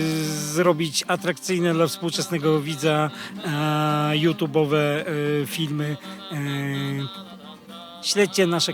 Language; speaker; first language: Polish; native; Polish